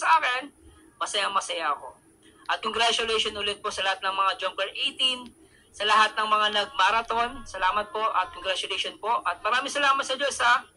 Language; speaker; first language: Filipino; native; Filipino